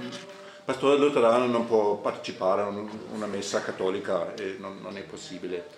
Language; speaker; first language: Italian; non-native, fluent; German